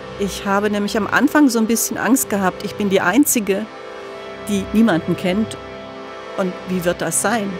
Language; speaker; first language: German; native; German